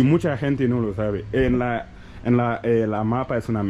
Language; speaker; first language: Spanish; non-native, local second language; French